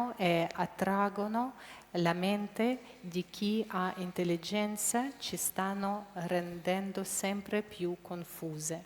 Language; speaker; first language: Italian; non-native, fluent; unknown